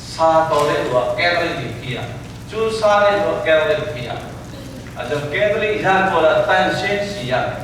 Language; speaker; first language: Burmese; non-native, local second language; Tedim Chin